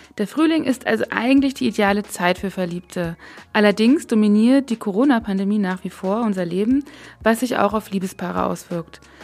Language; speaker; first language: German; native; German